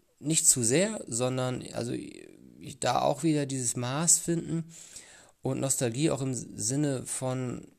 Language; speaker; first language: German; native; German